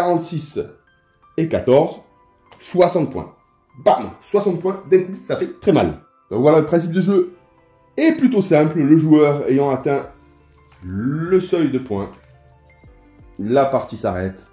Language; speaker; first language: French; native; French